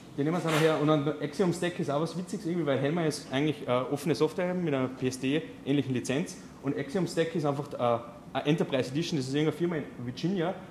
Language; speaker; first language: German; native; German